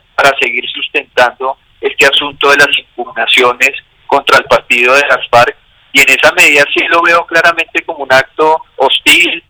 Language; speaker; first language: Spanish; native; Spanish